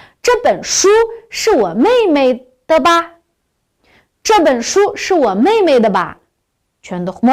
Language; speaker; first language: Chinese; non-native, local second language; Uyghur